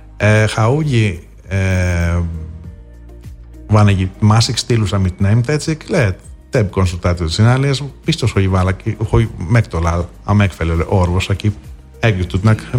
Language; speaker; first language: Hungarian; non-native, fluent; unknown